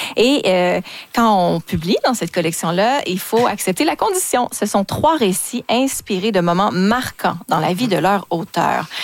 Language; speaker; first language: French; native; French